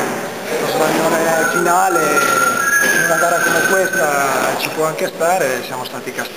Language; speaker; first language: Italian; native; Italian